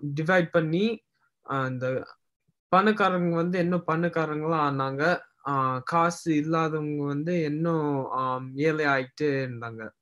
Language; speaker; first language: Tamil; early bilingual, heritage; Tamil